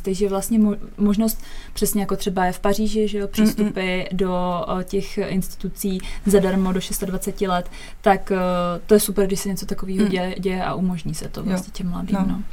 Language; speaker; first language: Czech; native; Czech